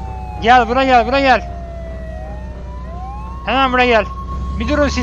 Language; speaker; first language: Turkish; native; Turkish